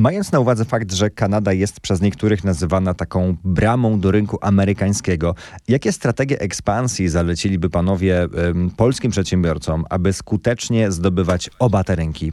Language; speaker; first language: Polish; native; Polish